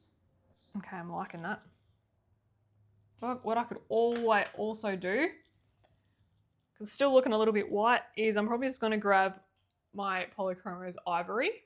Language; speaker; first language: English; native; English